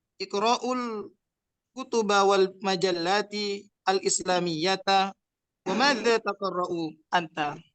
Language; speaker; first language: Arabic; non-native, learner; Indonesian